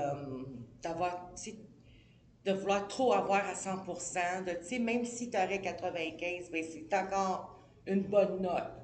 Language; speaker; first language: French; native; French